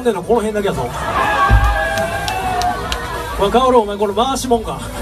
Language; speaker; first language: Japanese; native; Japanese